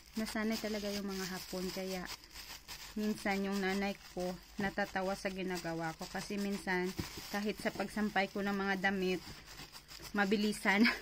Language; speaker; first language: Filipino; native; Filipino